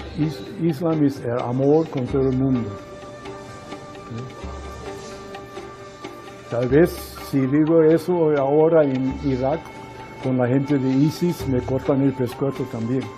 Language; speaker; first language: Spanish; non-native, fluent; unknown